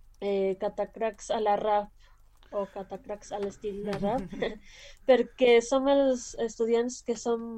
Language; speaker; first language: Catalan; non-native, learner; Spanish